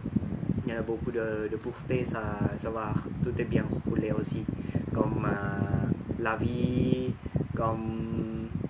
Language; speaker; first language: French; non-native, learner; Thai